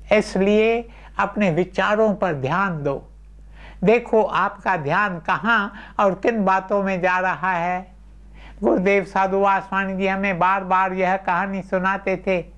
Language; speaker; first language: Urdu; non-native, local second language; Sindhi